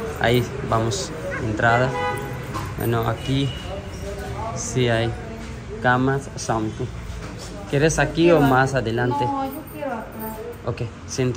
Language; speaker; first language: Spanish; non-native, learner; Urdu